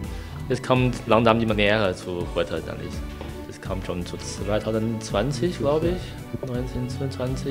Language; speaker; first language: German; non-native, learner; Chinese